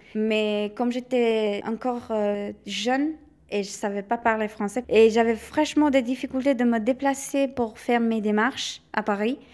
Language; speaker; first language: French; non-native, fluent; Albanian